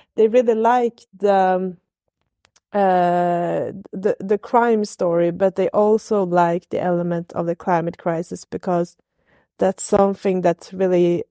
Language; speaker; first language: English; non-native, fluent; Swedish